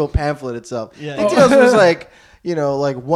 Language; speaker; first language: English; non-native, local second language; Filipino